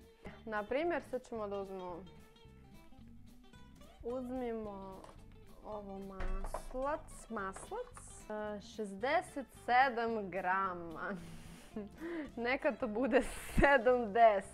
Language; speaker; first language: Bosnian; non-native, learner; Russian